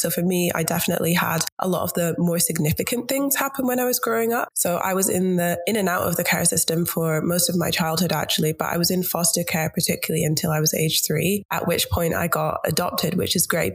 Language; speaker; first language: English; native; English